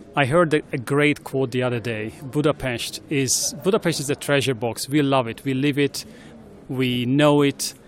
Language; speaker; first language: English; non-native, fluent; Hungarian